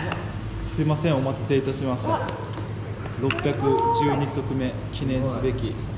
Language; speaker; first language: Japanese; native; Japanese